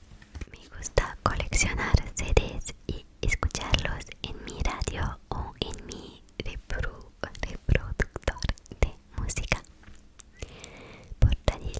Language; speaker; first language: Spanish; non-native, fluent; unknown